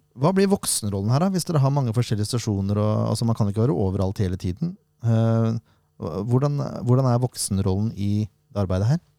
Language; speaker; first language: Norwegian; native; Norwegian